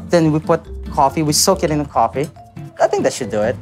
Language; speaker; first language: English; non-native, local second language; Filipino